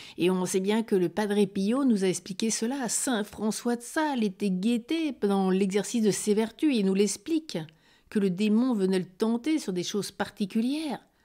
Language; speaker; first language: French; native; French